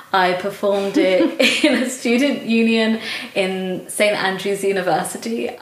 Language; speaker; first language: English; native; English